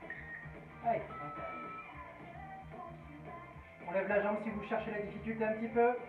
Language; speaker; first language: French; native; French